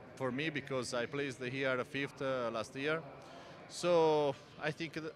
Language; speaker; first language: English; non-native, fluent; Italian